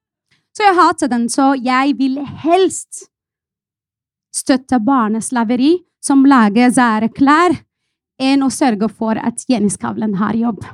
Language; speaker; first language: Norwegian; non-native, fluent; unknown